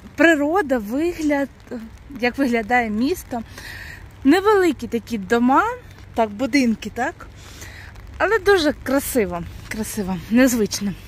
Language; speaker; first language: Ukrainian; non-native, local second language; Russian